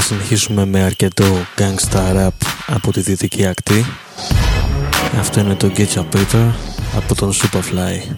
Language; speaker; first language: Greek; native; Greek